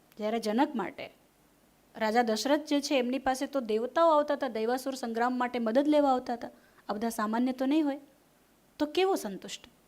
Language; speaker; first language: Gujarati; non-native, local second language; Hindi